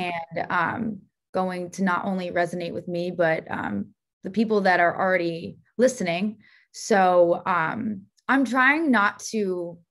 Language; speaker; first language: English; native; English